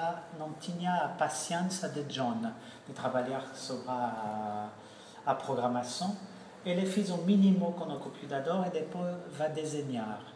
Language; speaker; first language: Portuguese; non-native, fluent; French